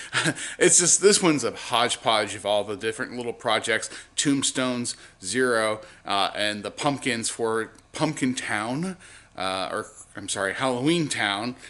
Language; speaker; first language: English; native; English